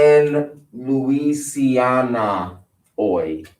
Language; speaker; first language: Spanish; non-native, fluent; English